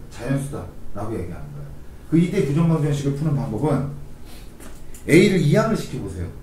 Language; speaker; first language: Korean; native; Korean